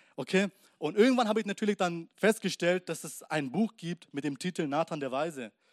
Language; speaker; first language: German; early bilingual, other home language; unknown